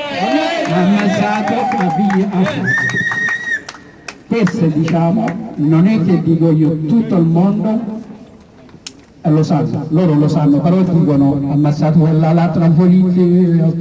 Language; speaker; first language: Italian; non-native, learner; Oromo